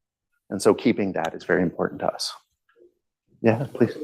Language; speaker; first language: English; native; English